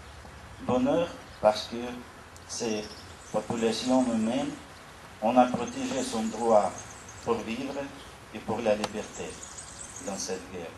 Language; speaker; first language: French; non-native, learner; Russian